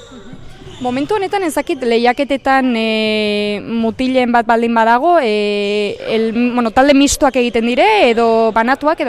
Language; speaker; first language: Basque; native; Basque